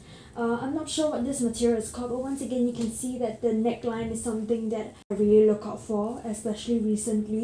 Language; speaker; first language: English; native; English